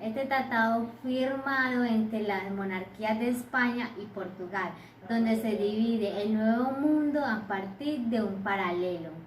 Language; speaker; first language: Spanish; native; Spanish